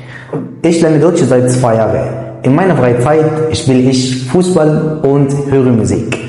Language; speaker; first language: German; non-native, fluent; Arabic